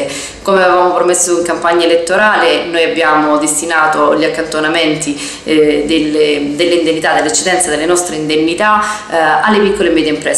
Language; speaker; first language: Italian; native; Italian